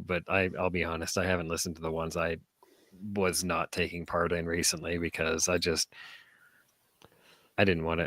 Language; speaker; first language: English; native; English